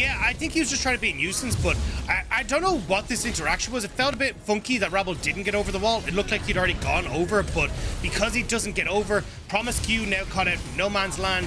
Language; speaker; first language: English; native; English